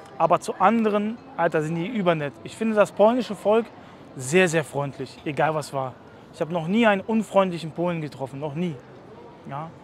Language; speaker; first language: German; early bilingual, other home language; Russian